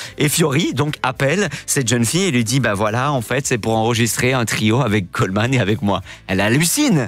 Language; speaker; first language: French; native; French